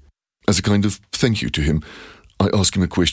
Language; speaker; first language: English; non-native, local second language; Dutch